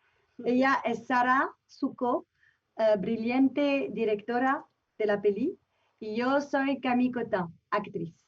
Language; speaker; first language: Spanish; non-native, fluent; French